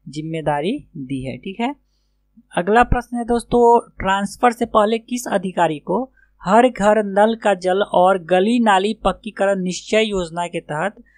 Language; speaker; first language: Hindi; native; Hindi